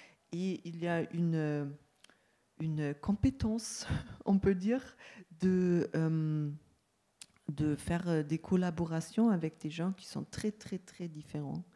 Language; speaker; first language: French; non-native, fluent; German